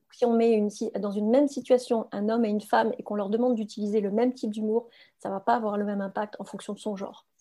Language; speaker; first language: French; native; French